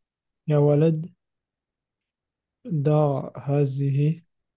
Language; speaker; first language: Arabic; non-native, learner; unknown